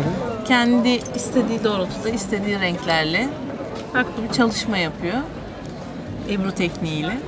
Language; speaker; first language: Turkish; native; Turkish